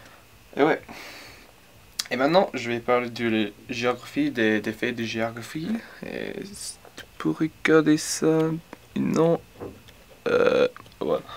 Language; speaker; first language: French; non-native, learner; English